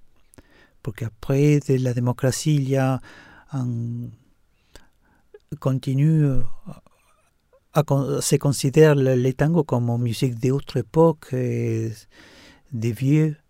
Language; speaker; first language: French; non-native, fluent; Spanish